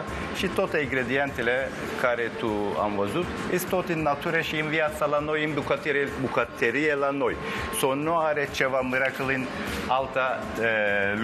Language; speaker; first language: Romanian; non-native, learner; Turkish